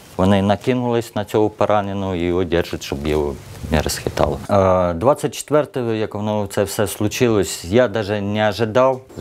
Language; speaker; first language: Ukrainian; early bilingual, other home language; Russian